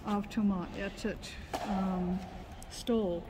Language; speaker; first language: Russian; non-native, learner; English